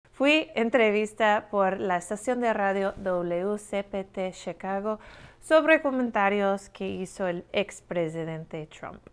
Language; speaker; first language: Spanish; non-native, fluent; English